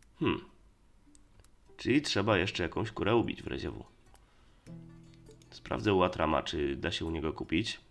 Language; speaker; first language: Polish; native; Polish